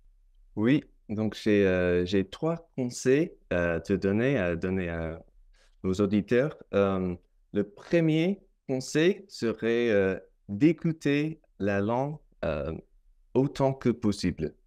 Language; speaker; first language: French; non-native, fluent; English